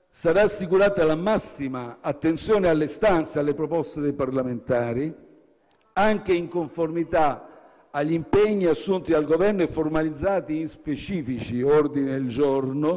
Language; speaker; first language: Italian; native; Italian